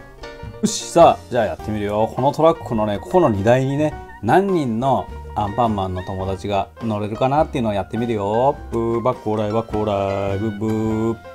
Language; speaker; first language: Japanese; native; Japanese